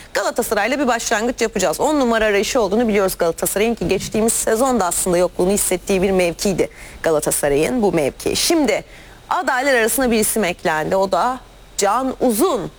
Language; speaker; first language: Turkish; native; Turkish